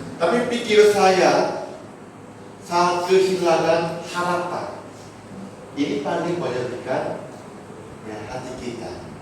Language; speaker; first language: Indonesian; non-native, fluent; Korean